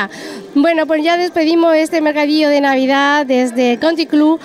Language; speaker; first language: Spanish; native; Spanish